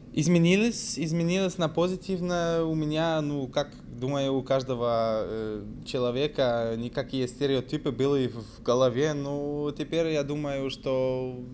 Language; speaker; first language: Russian; non-native, learner; German